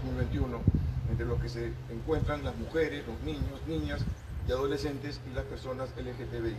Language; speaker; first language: Spanish; native; Spanish